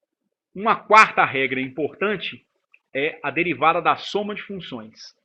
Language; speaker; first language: Portuguese; native; Portuguese